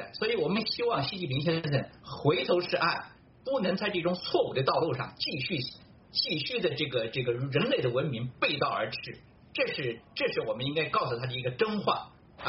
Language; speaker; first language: Chinese; native; Chinese